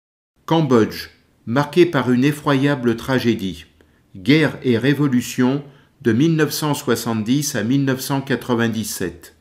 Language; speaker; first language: French; native; French